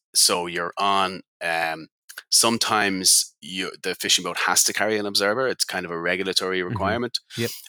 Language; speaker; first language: English; native; English